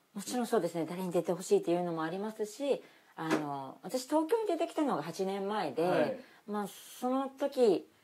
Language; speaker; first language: Japanese; native; Japanese